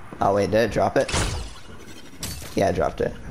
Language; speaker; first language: English; native; English